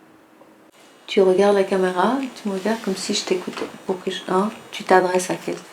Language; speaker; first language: French; non-native, fluent; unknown